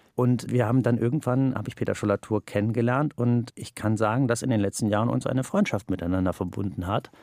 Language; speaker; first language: German; native; German